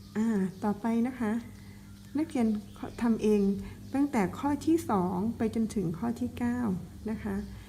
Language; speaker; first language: Thai; non-native, local second language; Pattani Malay